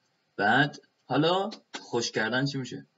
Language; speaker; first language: Persian; native; Persian